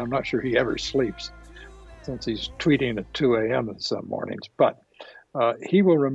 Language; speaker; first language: English; native; English